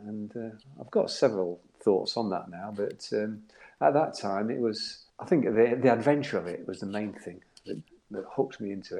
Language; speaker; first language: English; native; English